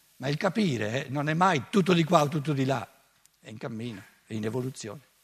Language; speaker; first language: Italian; native; Italian